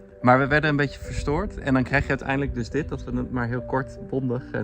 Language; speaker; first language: Dutch; native; Dutch